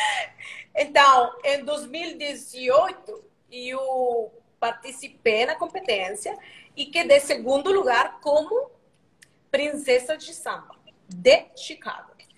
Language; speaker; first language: Portuguese; non-native, learner; Spanish